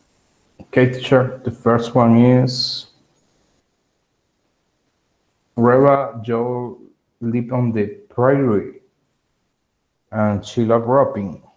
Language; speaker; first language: English; non-native, learner; Spanish